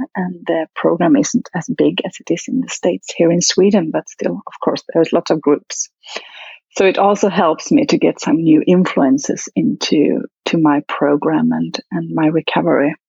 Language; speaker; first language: English; non-native, fluent; Swedish